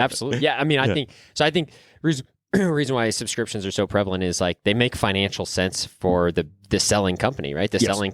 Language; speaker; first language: English; native; English